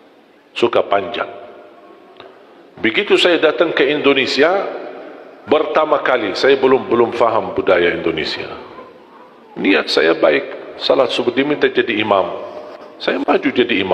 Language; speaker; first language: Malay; non-native, fluent; Arabic